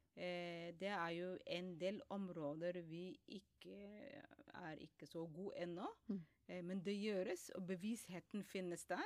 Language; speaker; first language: Norwegian; non-native, fluent; Somali